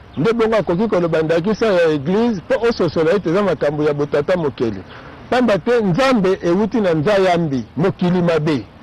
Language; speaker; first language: Lingala; non-native, local second language; Kongo